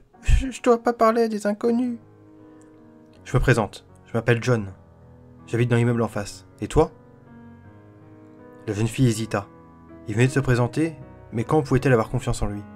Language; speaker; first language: French; native; French